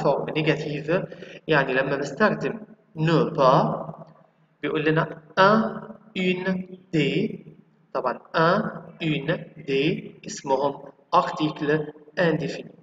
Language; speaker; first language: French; non-native, fluent; Arabic